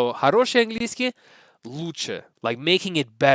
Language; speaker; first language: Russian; non-native, learner; English